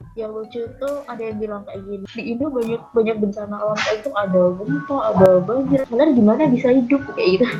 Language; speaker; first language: Indonesian; native; Indonesian